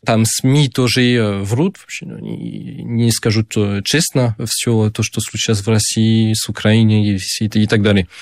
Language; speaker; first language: Russian; non-native, fluent; French